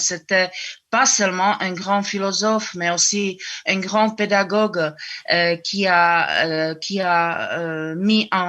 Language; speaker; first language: French; non-native, fluent; Czech